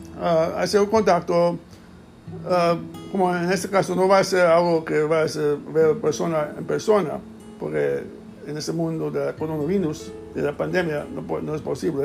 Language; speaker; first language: Spanish; early bilingual, heritage; English